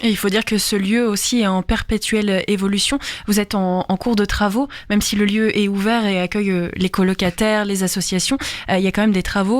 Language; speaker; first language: French; native; French